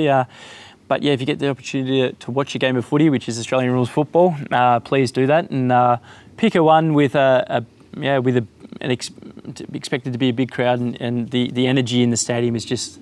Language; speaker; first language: English; native; English